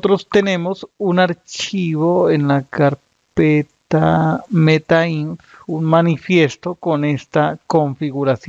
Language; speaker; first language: Spanish; native; Spanish